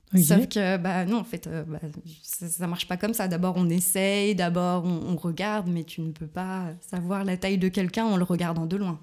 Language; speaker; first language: French; native; French